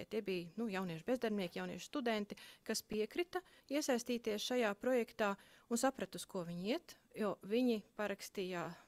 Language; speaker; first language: Latvian; native; Latvian